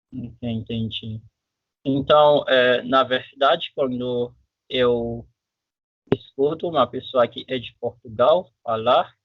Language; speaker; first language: Portuguese; non-native, fluent; French